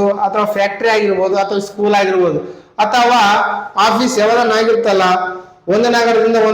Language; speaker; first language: Kannada; native; Kannada